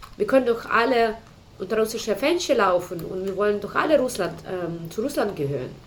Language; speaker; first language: German; non-native, fluent; Ukrainian